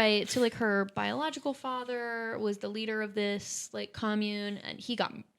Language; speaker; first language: English; native; English